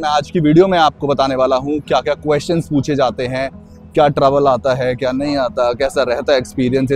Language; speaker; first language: Hindi; native; Hindi